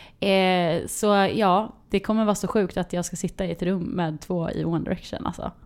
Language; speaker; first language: Swedish; native; Swedish